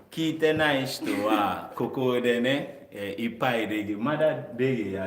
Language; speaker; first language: Japanese; non-native, learner; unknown